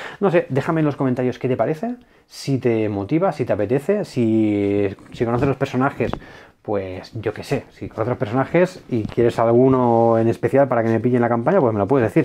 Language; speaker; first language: Spanish; native; Spanish